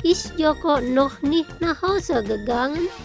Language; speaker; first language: German; non-native, fluent; Indonesian